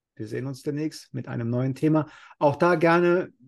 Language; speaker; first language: German; non-native, fluent; Spanish